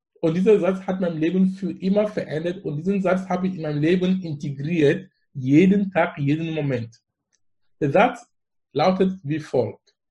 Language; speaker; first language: German; non-native, fluent; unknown